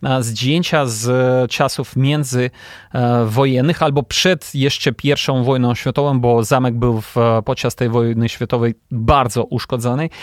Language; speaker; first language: Polish; non-native, fluent; Ukrainian